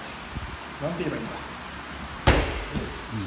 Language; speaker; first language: English; non-native, learner; Japanese